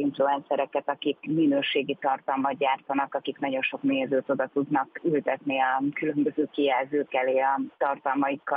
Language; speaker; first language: Hungarian; native; Hungarian